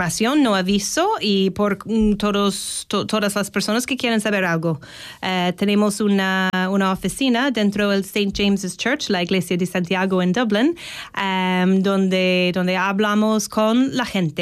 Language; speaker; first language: Spanish; non-native, fluent; English